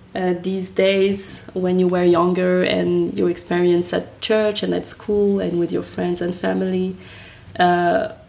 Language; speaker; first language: English; non-native, fluent; French